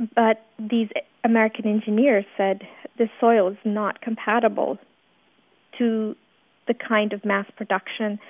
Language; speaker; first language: English; early bilingual, other home language; Persian